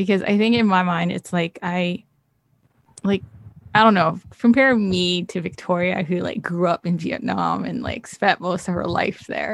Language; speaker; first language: English; native; English